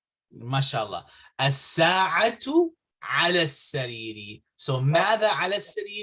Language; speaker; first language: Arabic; non-native, fluent; English